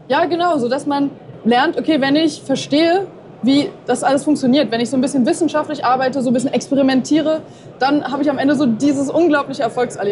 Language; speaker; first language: German; native; German